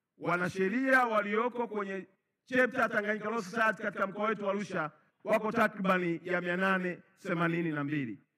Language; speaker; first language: Swahili; native; Swahili